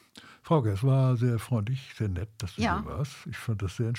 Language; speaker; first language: German; native; German